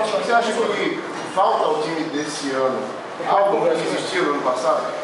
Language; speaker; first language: Portuguese; native; Portuguese